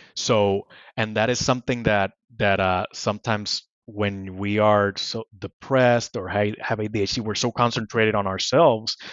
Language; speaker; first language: English; non-native, fluent; Spanish